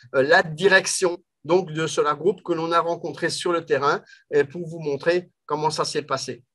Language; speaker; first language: French; native; French